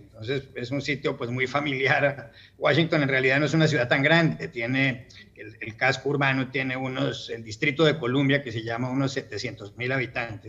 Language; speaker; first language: Spanish; native; Spanish